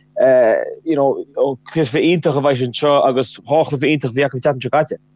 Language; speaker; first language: Irish; native; Irish